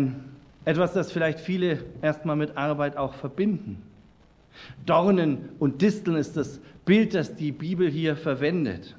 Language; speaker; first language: German; native; German